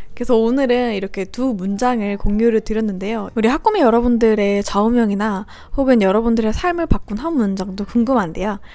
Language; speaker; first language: Korean; native; Korean